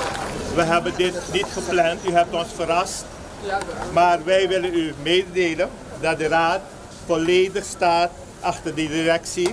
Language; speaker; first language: Dutch; native; Dutch